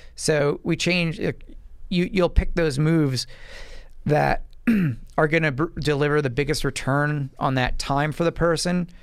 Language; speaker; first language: English; native; English